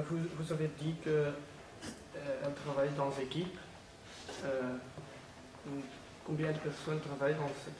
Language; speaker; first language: French; non-native, learner; Dutch